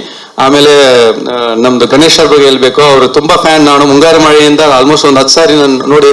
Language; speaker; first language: Kannada; non-native, learner; Tamil